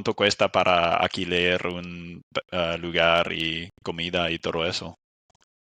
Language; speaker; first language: Spanish; non-native, fluent; English